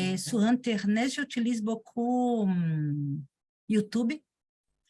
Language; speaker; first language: French; non-native, learner; Portuguese